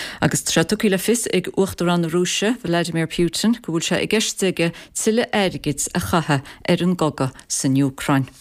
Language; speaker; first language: Irish; native; Irish